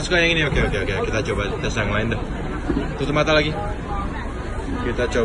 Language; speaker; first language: Indonesian; early bilingual, other home language; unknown